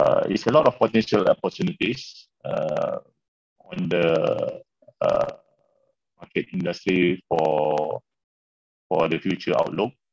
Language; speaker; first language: English; non-native, local second language; Malay